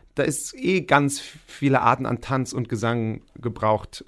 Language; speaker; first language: German; native; German